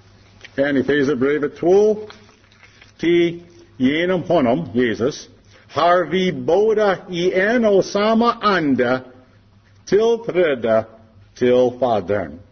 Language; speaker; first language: Swedish; non-native, learner; English